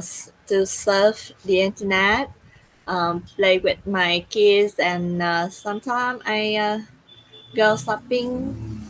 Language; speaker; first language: English; non-native, learner; Vietnamese